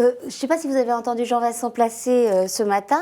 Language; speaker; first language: French; native; French